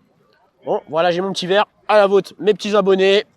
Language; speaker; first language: French; native; French